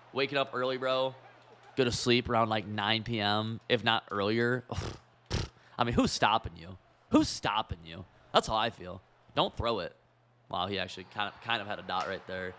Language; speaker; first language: English; native; English